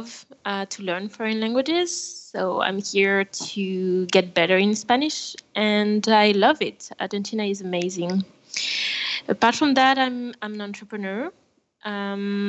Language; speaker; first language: English; non-native, fluent; French